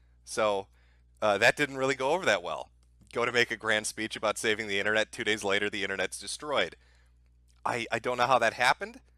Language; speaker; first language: English; native; English